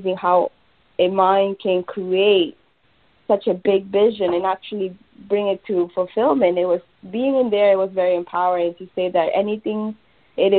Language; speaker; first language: English; early bilingual, other home language; Spanish